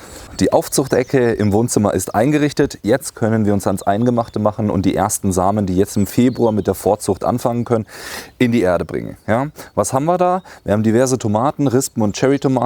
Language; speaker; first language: German; native; German